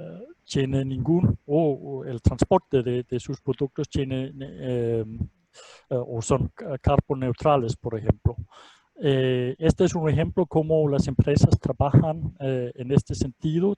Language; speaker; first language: Spanish; non-native, fluent; Danish